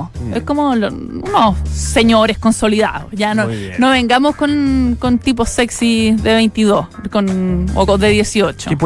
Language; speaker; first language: Spanish; native; Spanish